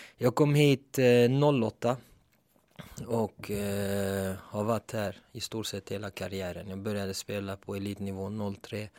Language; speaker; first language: Swedish; early bilingual, other home language; Turkish